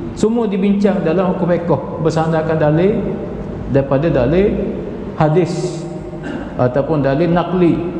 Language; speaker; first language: Malay; native; Malay